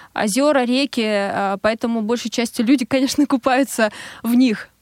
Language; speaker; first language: Russian; native; Russian